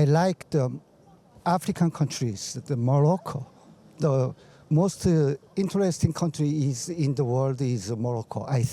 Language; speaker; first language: English; non-native, learner; Korean